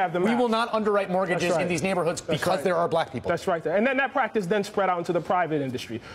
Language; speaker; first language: English; native; English